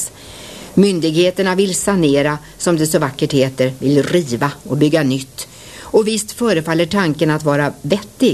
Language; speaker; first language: Swedish; native; Swedish